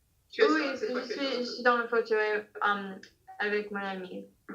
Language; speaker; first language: French; non-native, learner; English